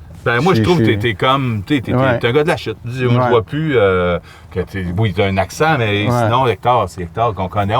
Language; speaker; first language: French; native; French